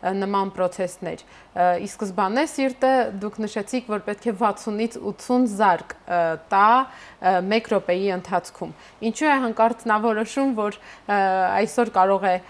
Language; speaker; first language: Armenian; native; Armenian